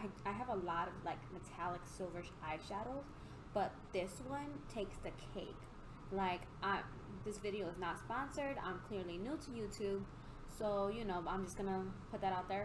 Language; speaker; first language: English; native; English